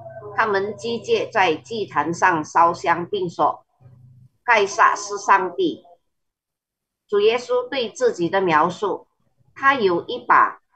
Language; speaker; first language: Chinese; early bilingual, heritage; Chinese